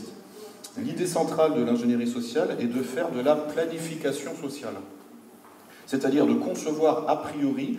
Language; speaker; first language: French; native; French